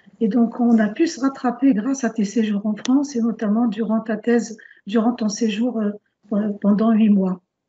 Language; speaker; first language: French; native; French